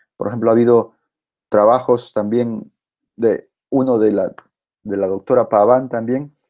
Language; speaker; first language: Spanish; native; Spanish